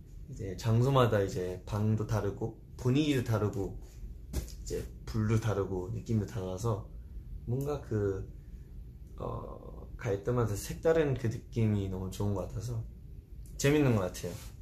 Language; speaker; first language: Korean; early bilingual, heritage; Korean